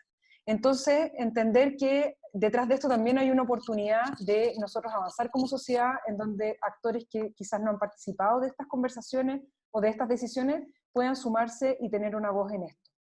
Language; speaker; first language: Spanish; native; Spanish